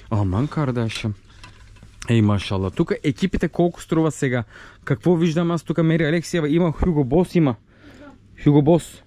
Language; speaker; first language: Bulgarian; non-native, local second language; Turkish